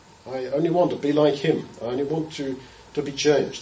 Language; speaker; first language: English; native; English